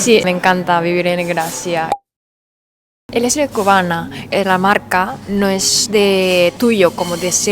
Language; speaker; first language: Spanish; non-native, learner; Japanese